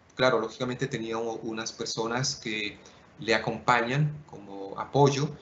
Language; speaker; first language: Spanish; non-native, local second language; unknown